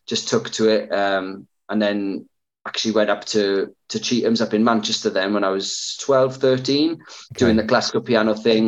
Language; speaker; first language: English; native; English